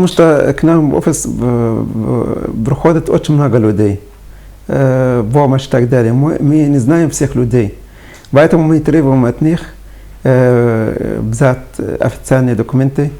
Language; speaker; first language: Russian; non-native, fluent; Arabic